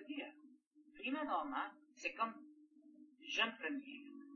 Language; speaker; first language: French; non-native, fluent; Greek